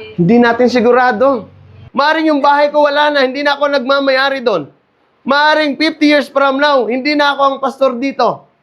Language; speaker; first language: Filipino; non-native, local second language; Cebuano